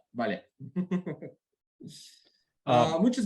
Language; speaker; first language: Spanish; non-native, learner; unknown